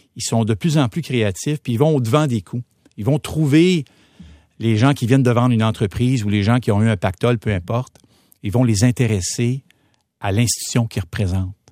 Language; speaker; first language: French; native; French